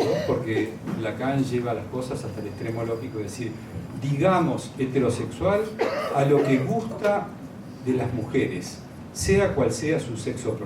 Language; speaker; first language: Spanish; native; Spanish